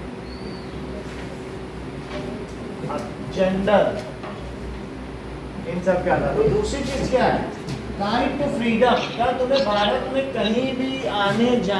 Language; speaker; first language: Hindi; native; Hindi